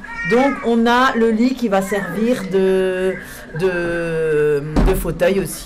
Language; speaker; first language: French; native; French